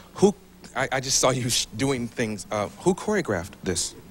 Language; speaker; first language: English; native; English